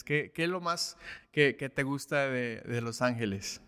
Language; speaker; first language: Spanish; early bilingual, heritage; Spanish